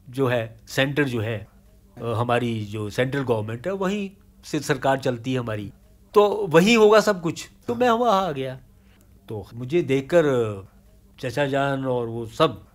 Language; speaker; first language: Hindi; non-native, local second language; Punjabi